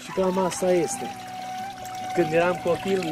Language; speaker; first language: Romanian; non-native, local second language; Turkish